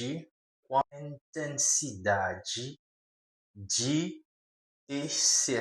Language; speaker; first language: Portuguese; non-native, learner; Haitian Creole